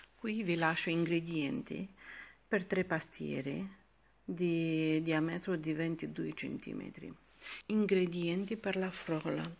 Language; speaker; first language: Italian; non-native, fluent; Romanian